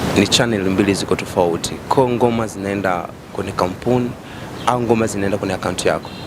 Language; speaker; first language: Swahili; native; Swahili